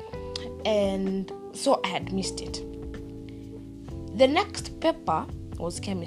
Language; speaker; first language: English; non-native, local second language; Swahili